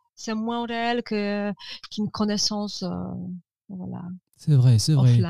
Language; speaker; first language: French; non-native, fluent; Polish